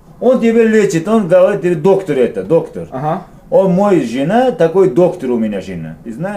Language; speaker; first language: Russian; non-native, local second language; Uzbek